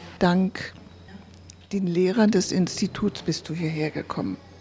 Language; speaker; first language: German; native; German